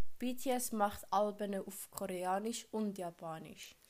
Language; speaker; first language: German; early bilingual, other home language; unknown